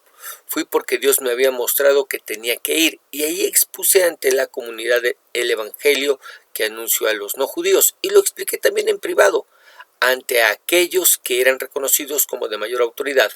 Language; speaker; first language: Spanish; native; Spanish